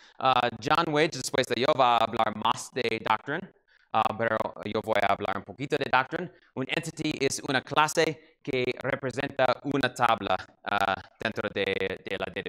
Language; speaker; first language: Spanish; non-native, learner; English